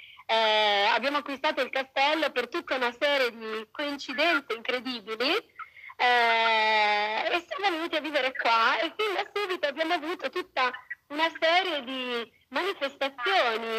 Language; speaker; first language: Italian; native; Italian